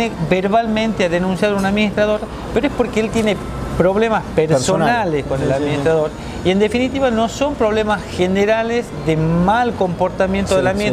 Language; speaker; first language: Spanish; native; Spanish